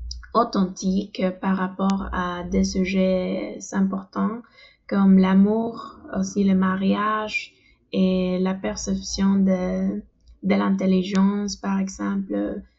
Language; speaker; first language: French; non-native, fluent; Spanish